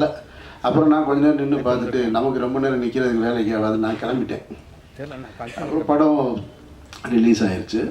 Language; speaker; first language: Tamil; native; Tamil